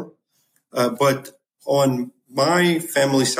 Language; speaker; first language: English; non-native, fluent; Arabic